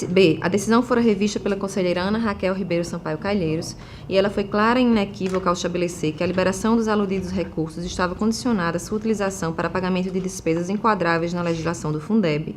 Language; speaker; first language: Portuguese; native; Portuguese